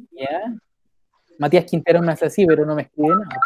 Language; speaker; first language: Spanish; native; Spanish